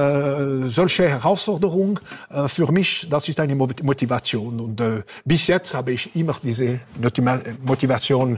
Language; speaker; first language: German; non-native, local second language; French